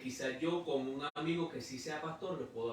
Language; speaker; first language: Spanish; native; Spanish